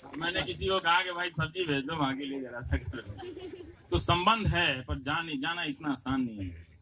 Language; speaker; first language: Hindi; non-native, local second language; Bhojpuri